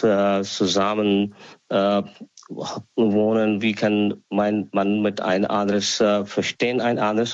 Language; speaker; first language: German; non-native, learner; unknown